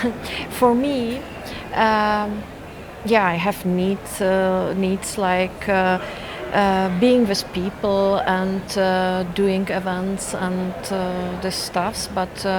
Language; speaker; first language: English; non-native, fluent; Czech